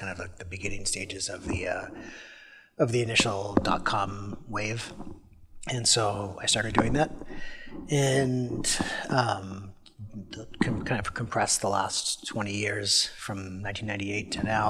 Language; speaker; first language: English; native; English